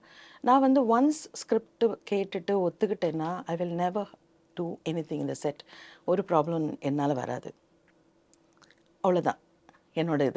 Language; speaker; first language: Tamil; non-native, local second language; Telugu